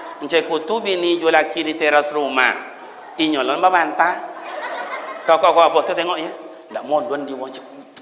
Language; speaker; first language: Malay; native; Malay